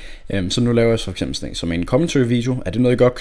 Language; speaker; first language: Danish; native; Danish